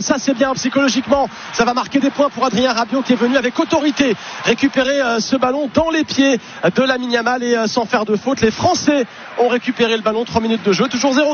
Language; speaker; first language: French; native; French